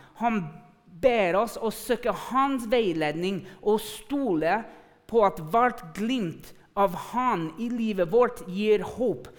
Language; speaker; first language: Norwegian; non-native, fluent; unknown